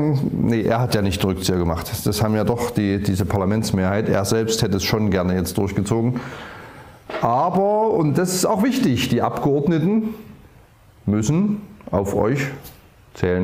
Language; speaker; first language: German; native; German